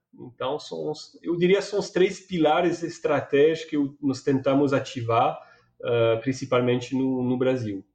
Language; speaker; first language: Portuguese; non-native, fluent; French